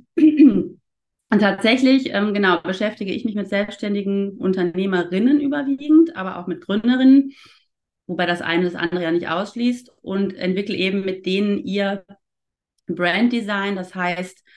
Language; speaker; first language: German; native; German